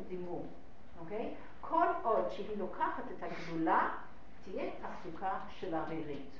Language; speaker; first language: Hebrew; non-native, fluent; English